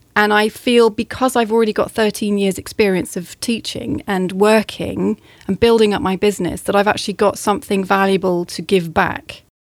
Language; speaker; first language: English; native; English